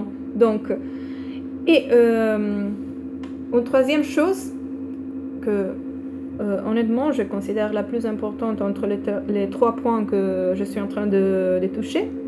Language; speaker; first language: French; non-native, fluent; Italian